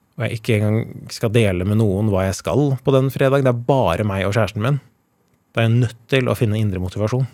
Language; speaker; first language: Norwegian; native; Norwegian